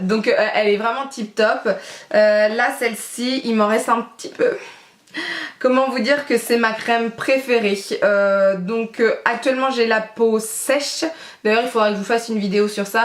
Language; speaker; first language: French; native; French